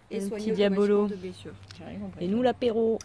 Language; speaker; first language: French; native; French